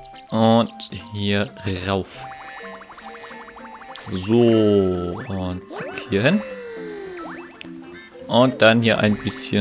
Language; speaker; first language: German; native; German